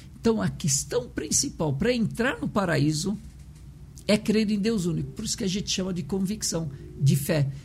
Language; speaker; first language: Portuguese; early bilingual, other home language; Arabic